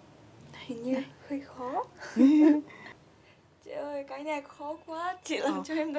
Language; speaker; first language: Vietnamese; non-native, fluent; Japanese